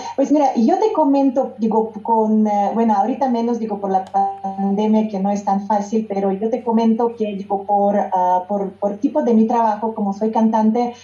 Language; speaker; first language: Spanish; non-native, fluent; Russian